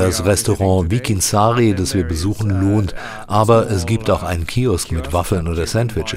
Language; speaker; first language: German; native; German